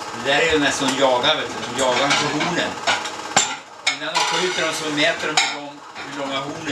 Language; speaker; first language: Swedish; native; Swedish